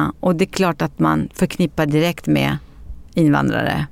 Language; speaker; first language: Swedish; early bilingual, other home language; Arabic